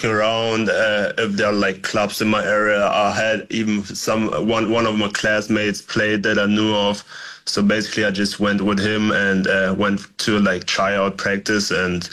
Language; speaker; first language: English; non-native, fluent; German